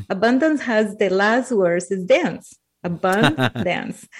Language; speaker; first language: English; non-native, fluent; Spanish